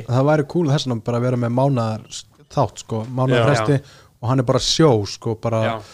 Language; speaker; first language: Icelandic; early bilingual, other home language; Portuguese